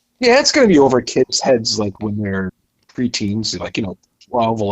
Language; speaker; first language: English; native; English